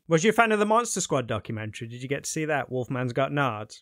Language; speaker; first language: English; native; English